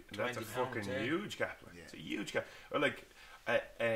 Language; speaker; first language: English; native; English